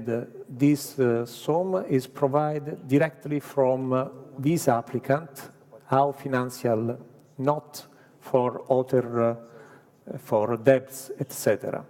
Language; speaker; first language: English; non-native, learner; Italian